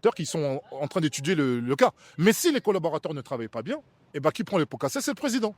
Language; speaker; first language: French; native; French